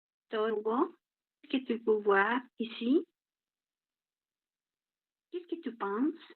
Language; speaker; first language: French; non-native, learner; Spanish